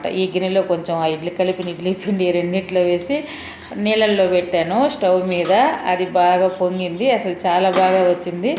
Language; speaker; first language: Telugu; native; Telugu